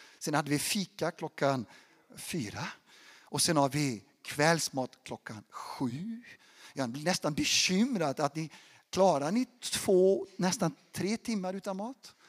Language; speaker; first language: Swedish; non-native, fluent; Portuguese